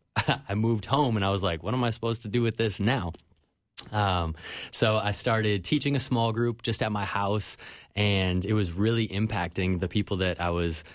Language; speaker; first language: English; native; English